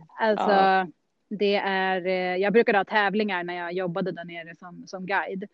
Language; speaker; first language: Swedish; native; Swedish